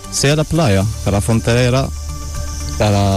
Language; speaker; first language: Spanish; non-native, learner; Arabic